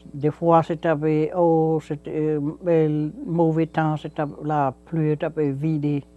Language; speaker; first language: French; native; French